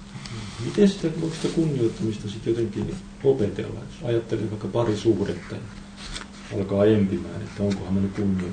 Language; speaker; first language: Finnish; native; Finnish